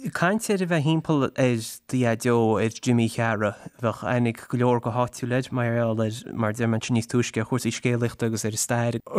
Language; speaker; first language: Irish; native; Irish